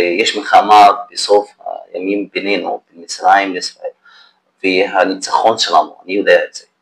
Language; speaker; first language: Hebrew; non-native, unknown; Arabic